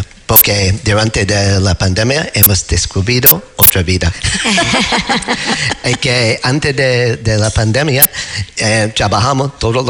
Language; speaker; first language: Spanish; non-native, learner; English